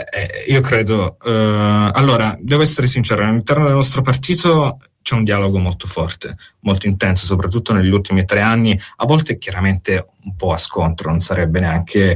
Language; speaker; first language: Italian; native; Italian